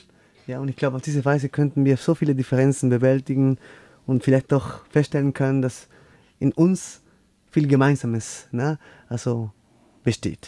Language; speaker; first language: German; non-native, fluent; Spanish